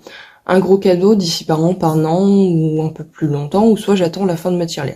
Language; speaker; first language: French; native; French